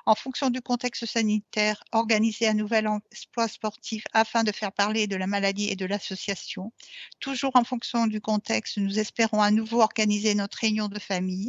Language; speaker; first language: French; native; French